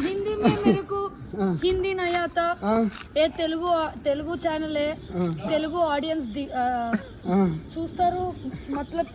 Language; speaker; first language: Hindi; non-native, local second language; Telugu